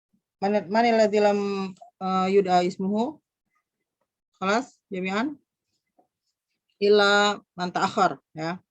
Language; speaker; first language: Arabic; non-native, fluent; Indonesian